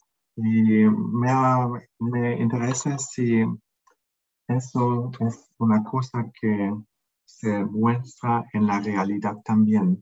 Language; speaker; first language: Spanish; non-native, fluent; German